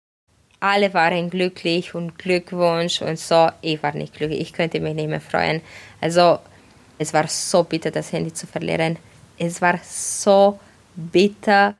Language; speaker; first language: German; non-native, fluent; Romanian